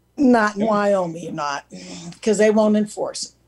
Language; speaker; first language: English; native; English